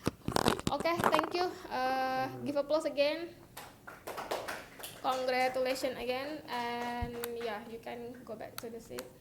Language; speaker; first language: English; non-native, local second language; Indonesian